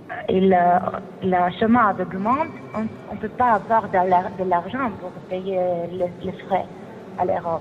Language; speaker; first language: French; non-native, fluent; Greek